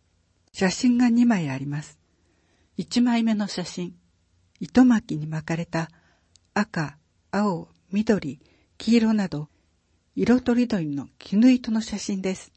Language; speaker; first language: Japanese; native; Japanese